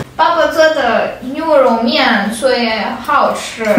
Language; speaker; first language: Chinese; non-native, learner; Ukrainian